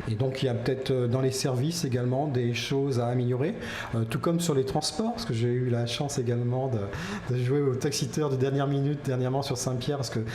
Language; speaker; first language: French; native; French